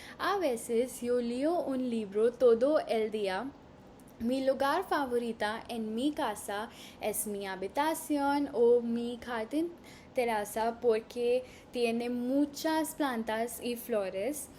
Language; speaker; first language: Spanish; non-native, learner; Hindi